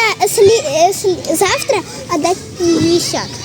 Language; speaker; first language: Russian; early bilingual, heritage; Russian